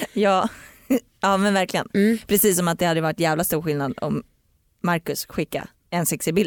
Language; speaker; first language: Swedish; native; Swedish